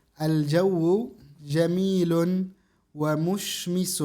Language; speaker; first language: Arabic; non-native, fluent; Indonesian